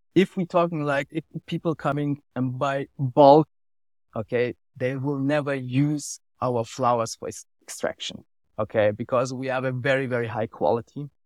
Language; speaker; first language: English; non-native, learner; German